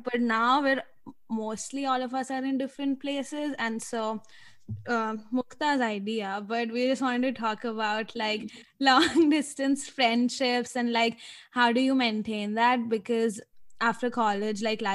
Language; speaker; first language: English; non-native, local second language; Hindi